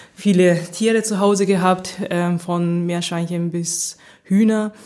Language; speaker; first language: German; early bilingual, heritage; Japanese